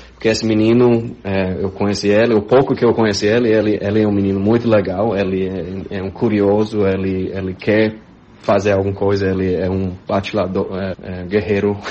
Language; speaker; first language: Portuguese; non-native, fluent; English